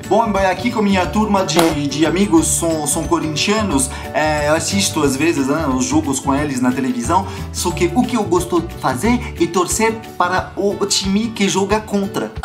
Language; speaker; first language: Portuguese; non-native, fluent; French